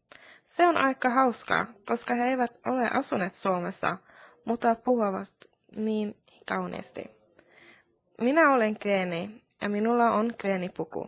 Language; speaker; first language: Finnish; early bilingual, heritage; Finnish